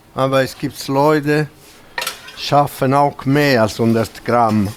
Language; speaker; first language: German; non-native, fluent; Italian